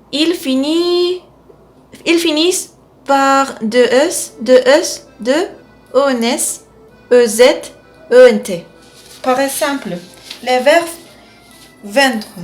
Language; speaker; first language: French; non-native, learner; Spanish